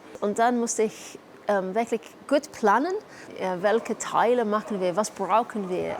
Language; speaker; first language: German; non-native, fluent; English